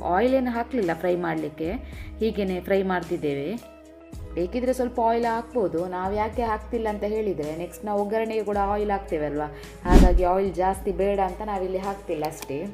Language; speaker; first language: Kannada; native; Kannada